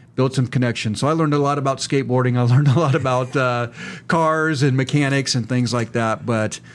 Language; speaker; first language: English; native; English